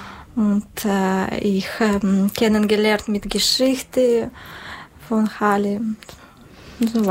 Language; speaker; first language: German; non-native, learner; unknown